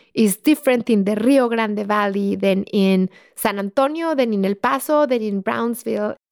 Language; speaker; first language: English; non-native, fluent; Spanish